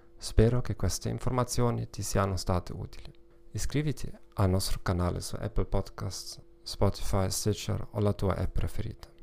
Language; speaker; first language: Italian; non-native, learner; German